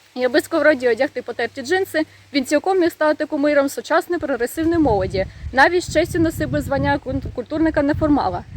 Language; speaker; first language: Ukrainian; native; Ukrainian